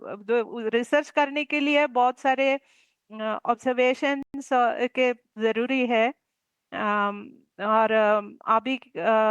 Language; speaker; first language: Hindi; non-native, local second language; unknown